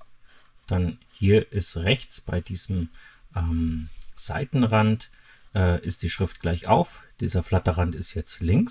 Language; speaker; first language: German; native; German